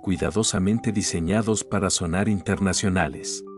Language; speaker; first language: Spanish; native; Spanish